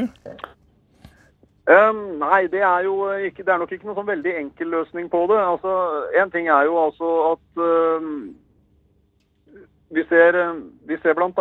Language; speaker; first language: Norwegian; native; Norwegian